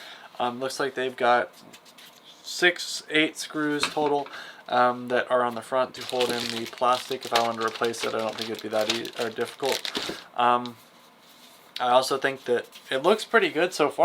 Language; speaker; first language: English; native; English